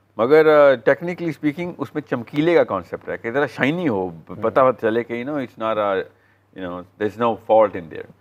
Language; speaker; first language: Hindi; native; Hindi